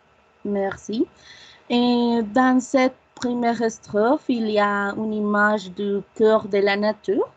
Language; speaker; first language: French; non-native, learner; Spanish